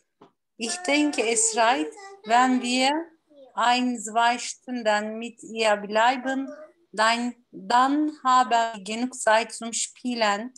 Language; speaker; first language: German; non-native, learner; Turkish